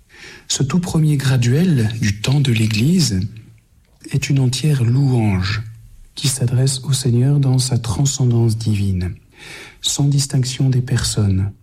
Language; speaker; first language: French; native; French